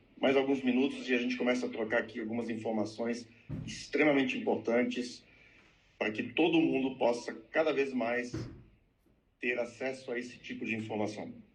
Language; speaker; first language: Portuguese; non-native, fluent; French